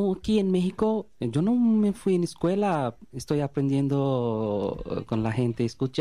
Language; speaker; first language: Spanish; non-native, learner; Bangla